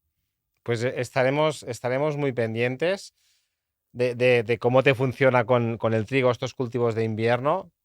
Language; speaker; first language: Spanish; native; Spanish